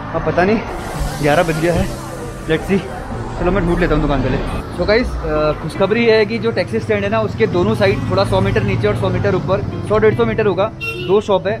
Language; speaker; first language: Hindi; native; Hindi